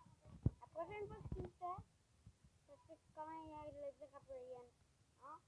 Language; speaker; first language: French; native; French